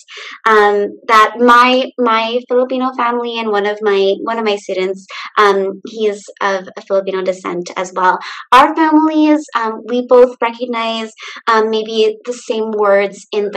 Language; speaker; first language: English; early bilingual, other home language; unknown